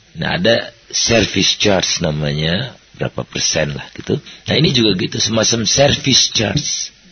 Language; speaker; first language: Indonesian; native; Indonesian